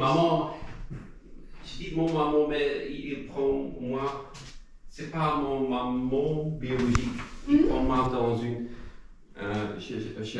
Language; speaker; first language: French; non-native, learner; Dutch